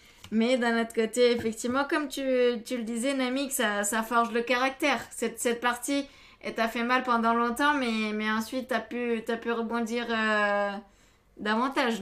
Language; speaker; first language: French; native; French